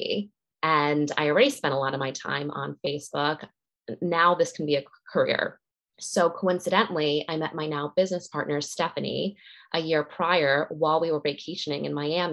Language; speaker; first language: English; native; English